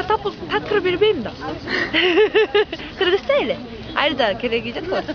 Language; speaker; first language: Kyrgyz; non-native, learner; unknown